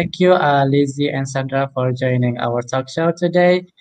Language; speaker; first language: English; non-native, fluent; Indonesian